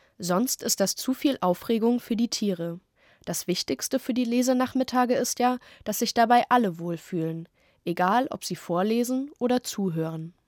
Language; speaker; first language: German; native; German